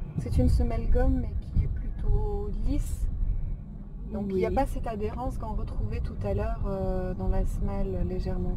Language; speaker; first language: French; native; French